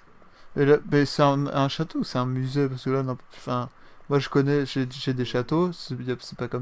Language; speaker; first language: French; native; French